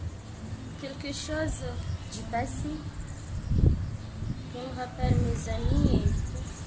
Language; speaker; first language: French; non-native, local second language; Comorian